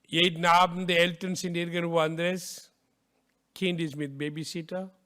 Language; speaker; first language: German; non-native, learner; Hindi